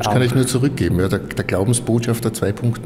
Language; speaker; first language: German; native; German